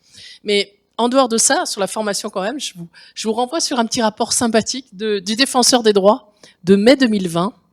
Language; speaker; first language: French; native; French